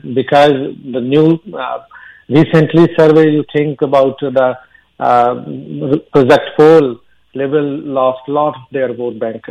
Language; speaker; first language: English; non-native, local second language; Punjabi